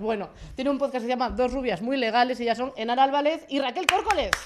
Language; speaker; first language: Spanish; native; Spanish